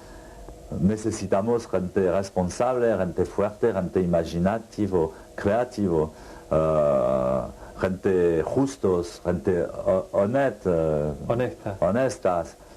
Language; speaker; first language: Spanish; non-native, fluent; French